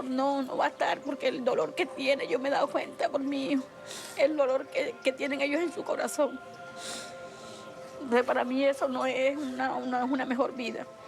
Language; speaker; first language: Spanish; native; Spanish